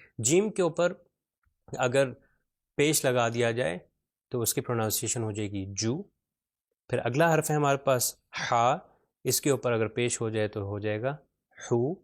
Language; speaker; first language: Urdu; non-native, local second language; Punjabi